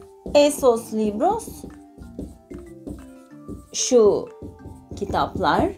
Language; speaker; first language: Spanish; non-native, fluent; Turkish